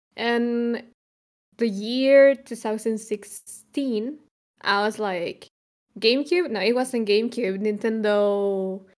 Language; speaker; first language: English; non-native, fluent; Spanish